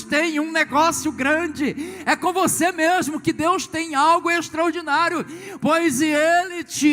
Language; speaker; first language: Portuguese; native; Portuguese